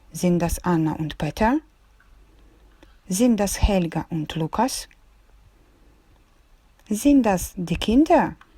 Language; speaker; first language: German; non-native, fluent; Russian